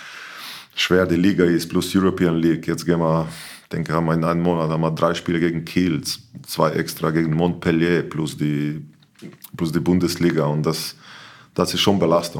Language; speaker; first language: German; non-native, learner; Slovenian